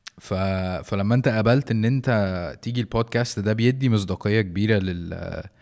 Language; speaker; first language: Arabic; native; Arabic